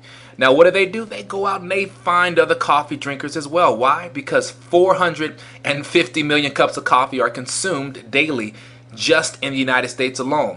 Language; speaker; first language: English; native; English